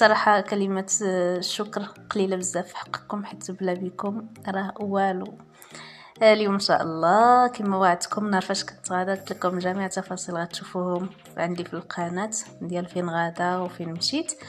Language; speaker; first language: Arabic; native; Arabic